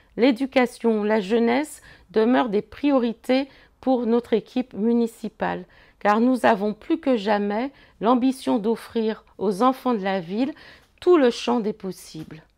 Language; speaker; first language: French; native; French